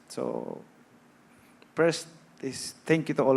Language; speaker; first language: English; non-native, local second language; Cebuano